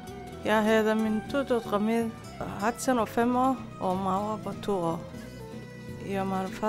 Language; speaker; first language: Danish; non-native, fluent; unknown